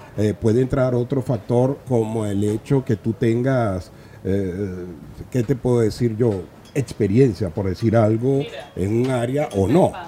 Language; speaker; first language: Spanish; native; Spanish